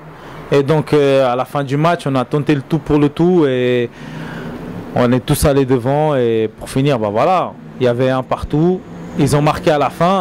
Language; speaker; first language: French; native; French